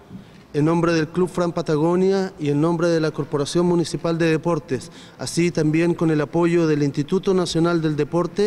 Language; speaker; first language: Spanish; native; Spanish